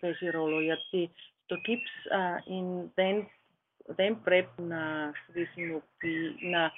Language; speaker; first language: Greek; non-native, learner; German